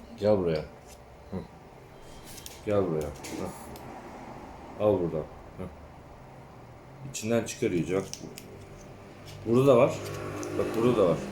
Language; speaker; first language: Turkish; native; Turkish